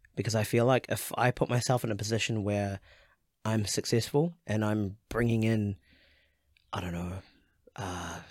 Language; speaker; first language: English; native; English